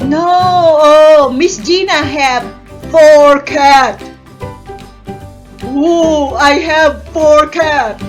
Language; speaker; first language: English; non-native, learner; Thai